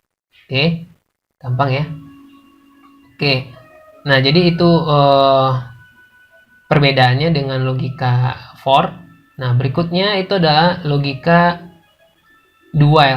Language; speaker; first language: Indonesian; native; Indonesian